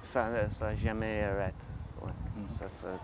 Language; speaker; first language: French; non-native, learner; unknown